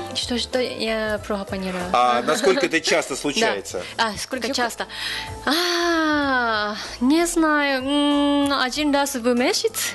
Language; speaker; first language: Russian; non-native, fluent; Japanese